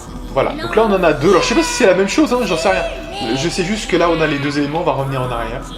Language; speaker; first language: French; native; French